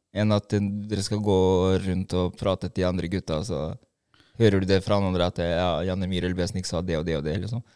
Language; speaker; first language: Norwegian; early bilingual, other home language; Albanian